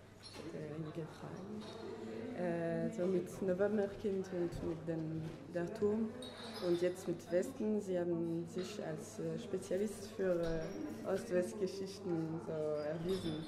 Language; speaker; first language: German; non-native, fluent; French